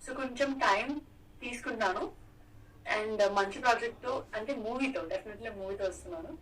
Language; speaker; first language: Telugu; non-native, learner; Gujarati